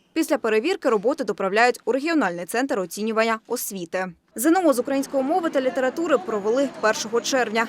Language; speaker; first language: Ukrainian; native; Ukrainian